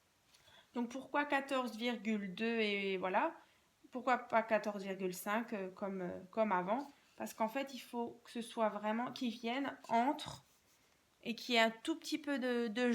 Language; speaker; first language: French; native; French